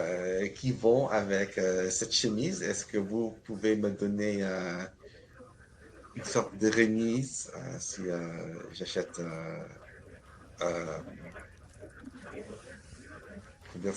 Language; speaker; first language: French; non-native, learner; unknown